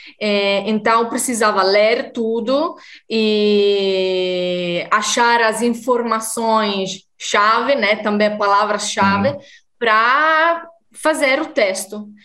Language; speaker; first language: Portuguese; non-native, fluent; Italian